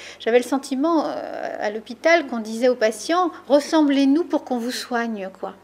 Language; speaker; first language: French; early bilingual, other home language; Spanish